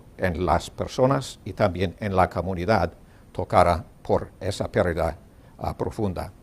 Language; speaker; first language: Spanish; non-native, learner; English